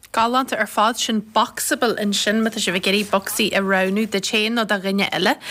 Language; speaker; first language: Irish; native; Irish